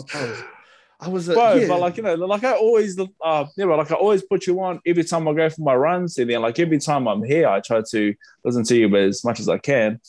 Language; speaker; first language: English; native; English